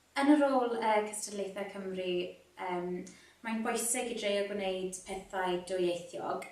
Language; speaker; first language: Welsh; non-native, local second language; English